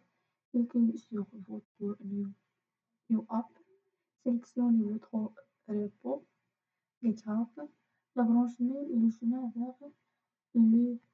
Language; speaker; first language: French; non-native, fluent; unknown